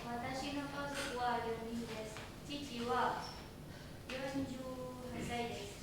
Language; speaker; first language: Japanese; non-native, learner; Indonesian